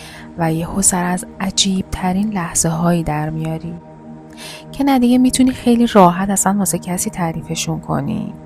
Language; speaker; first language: Persian; native; Persian